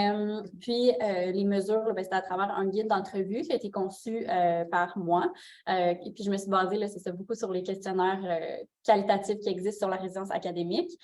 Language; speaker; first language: French; native; French